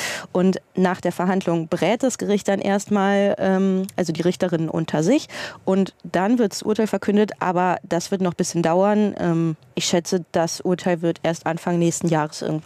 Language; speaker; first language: German; native; German